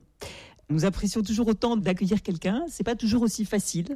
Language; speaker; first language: French; native; French